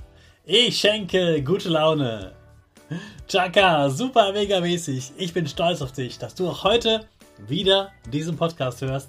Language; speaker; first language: German; native; German